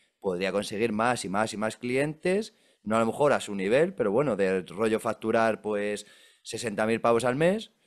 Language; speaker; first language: Spanish; native; Spanish